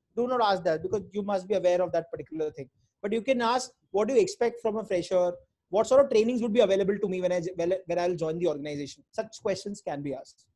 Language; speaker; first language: English; non-native, local second language; Hindi